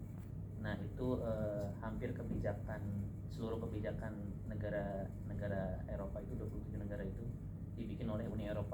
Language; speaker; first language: Indonesian; native; Indonesian